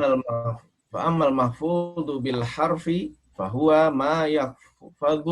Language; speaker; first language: Arabic; non-native, learner; Indonesian